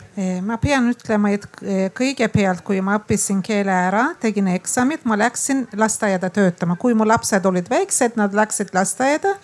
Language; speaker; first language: Estonian; non-native, fluent; Azerbaijani